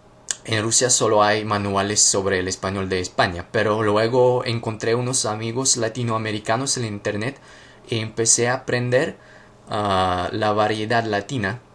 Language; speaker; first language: Spanish; non-native, fluent; Russian